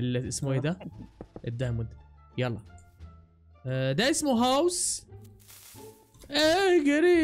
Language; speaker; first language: Arabic; native; Arabic